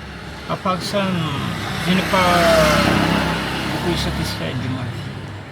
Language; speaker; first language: French; non-native, local second language; Malagasy